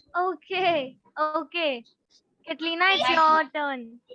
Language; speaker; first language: English; non-native, local second language; Hindi